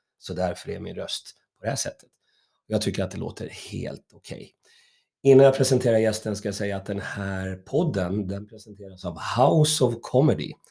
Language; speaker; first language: Swedish; native; Swedish